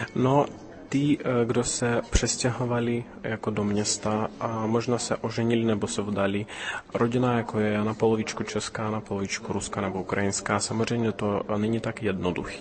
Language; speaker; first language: Czech; early bilingual, heritage; Russian